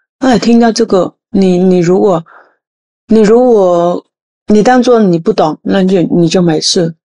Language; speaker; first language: Chinese; non-native, fluent; Vietnamese